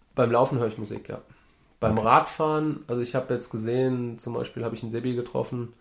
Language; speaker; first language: German; native; German